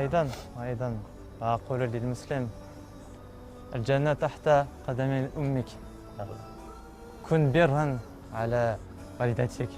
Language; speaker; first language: Arabic; non-native, learner; French